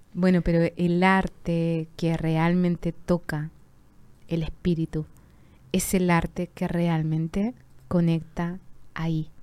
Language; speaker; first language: Spanish; native; Spanish